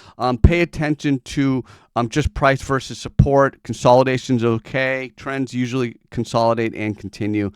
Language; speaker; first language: English; native; English